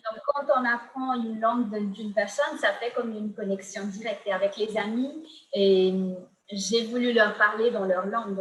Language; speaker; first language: French; non-native, fluent; Gujarati